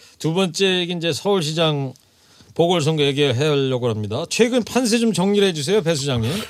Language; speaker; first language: Korean; native; Korean